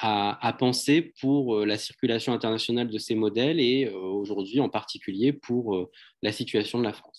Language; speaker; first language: French; native; French